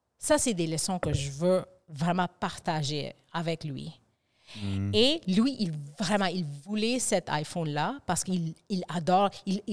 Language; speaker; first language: French; non-native, fluent; English